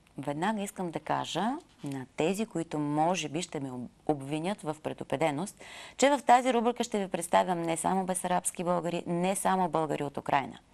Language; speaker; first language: Bulgarian; native; Bulgarian